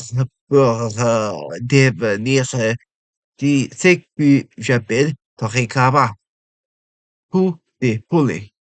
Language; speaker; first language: French; non-native, learner; Japanese